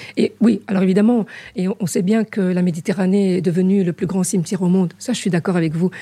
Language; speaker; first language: French; early bilingual, other home language; Arabic